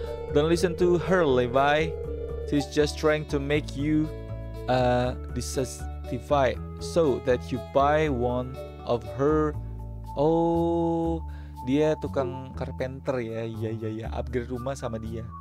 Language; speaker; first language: English; non-native, fluent; Indonesian